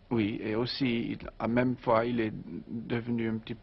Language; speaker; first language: French; non-native, learner; English